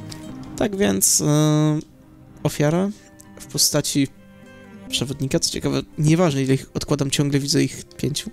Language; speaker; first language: Polish; native; Polish